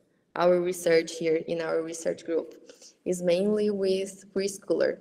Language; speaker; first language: English; non-native, fluent; Portuguese